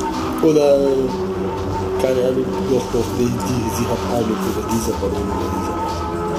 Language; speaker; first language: German; non-native, learner; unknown